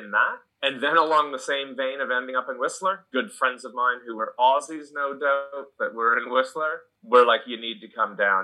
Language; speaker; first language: English; native; English